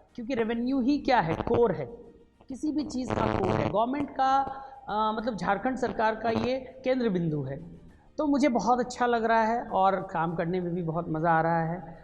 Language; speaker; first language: Hindi; native; Hindi